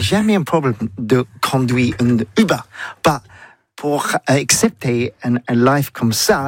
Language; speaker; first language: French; non-native, learner; English